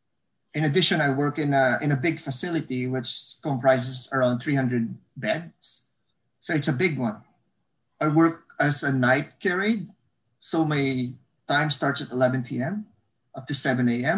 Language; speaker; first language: English; non-native, local second language; Hiligaynon